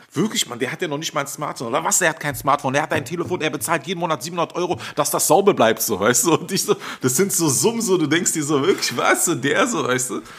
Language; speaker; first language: German; native; German